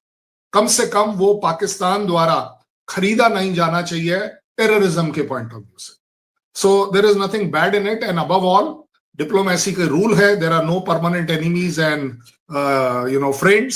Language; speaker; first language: Hindi; native; Hindi